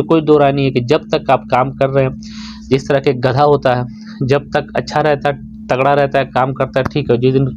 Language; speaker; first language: Hindi; native; Hindi